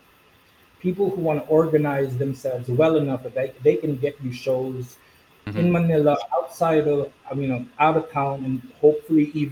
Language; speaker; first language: English; non-native, local second language; Filipino